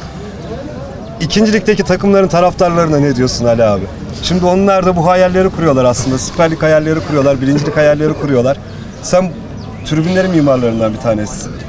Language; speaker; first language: Turkish; native; Turkish